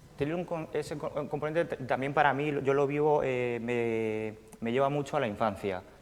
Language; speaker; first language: Spanish; early bilingual, other home language; Romanian